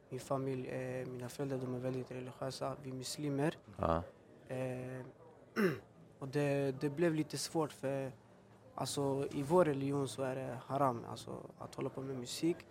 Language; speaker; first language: Swedish; early bilingual, other home language; Albanian